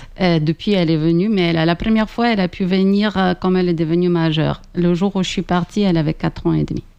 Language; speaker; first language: French; non-native, fluent; Ukrainian